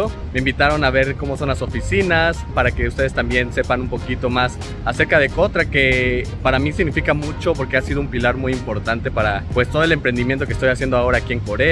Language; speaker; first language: Spanish; native; Spanish